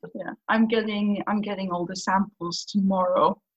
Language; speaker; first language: English; non-native, fluent; Faroese